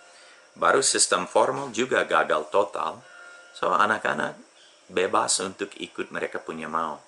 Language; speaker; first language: Indonesian; non-native, fluent; English